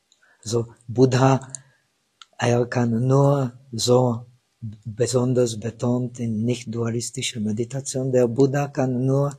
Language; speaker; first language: German; non-native, fluent; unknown